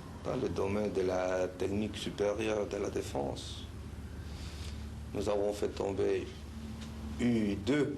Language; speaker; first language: French; non-native, fluent; Spanish